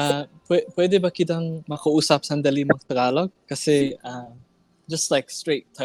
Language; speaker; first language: Filipino; non-native, learner; English